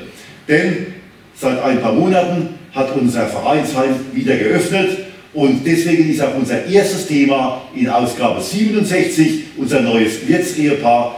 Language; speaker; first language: German; native; German